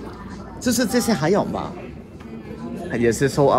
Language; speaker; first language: Chinese; non-native, local second language; Cantonese